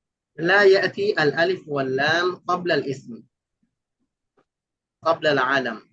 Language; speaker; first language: Arabic; non-native, fluent; Bangla